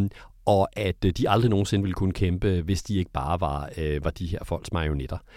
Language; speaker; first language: Danish; native; Danish